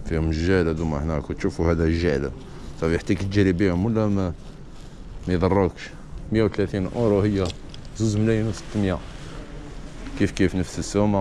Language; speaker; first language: Arabic; native; Arabic